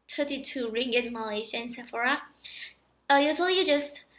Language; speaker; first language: English; non-native, fluent; Indonesian